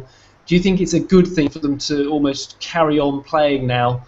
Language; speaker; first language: English; native; English